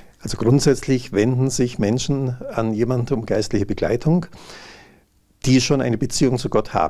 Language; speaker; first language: German; native; German